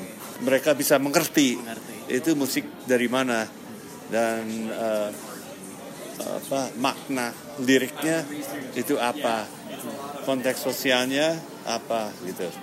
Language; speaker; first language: Indonesian; non-native, fluent; English